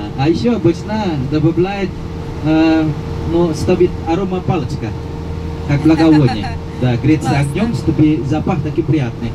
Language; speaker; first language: Russian; non-native, fluent; Balinese